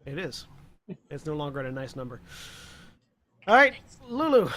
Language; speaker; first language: English; native; English